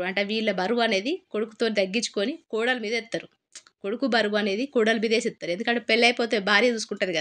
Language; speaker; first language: Telugu; native; Telugu